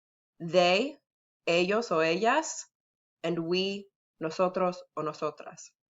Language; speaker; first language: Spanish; early bilingual, heritage; Spanish